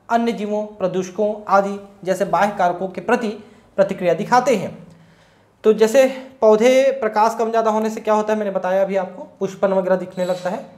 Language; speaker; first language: Hindi; native; Hindi